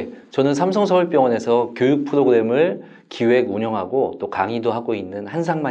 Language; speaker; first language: Korean; native; Korean